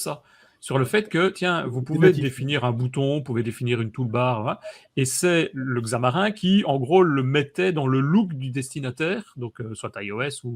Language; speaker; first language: French; native; French